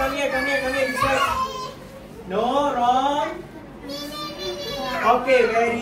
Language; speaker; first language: English; non-native, local second language; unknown